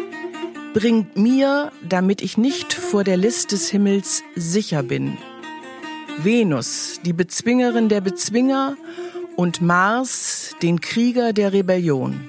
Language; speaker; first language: German; native; German